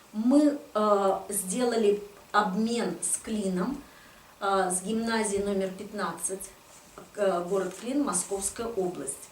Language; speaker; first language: Russian; native; Russian